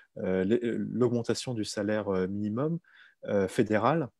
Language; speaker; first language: French; native; French